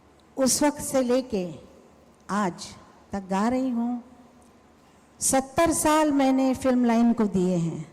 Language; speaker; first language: Hindi; non-native, local second language; Marathi